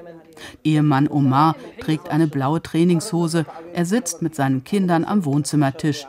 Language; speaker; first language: German; native; German